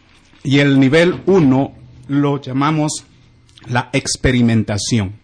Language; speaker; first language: Spanish; native; Spanish